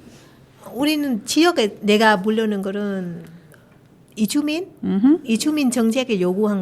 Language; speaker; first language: Korean; non-native, learner; Vietnamese